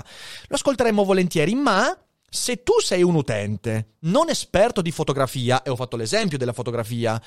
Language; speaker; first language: Italian; native; Italian